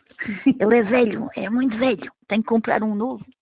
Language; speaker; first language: Portuguese; early bilingual, heritage; Portuguese